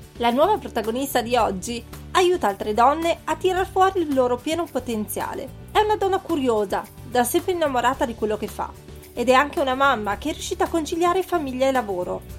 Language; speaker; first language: Italian; native; Italian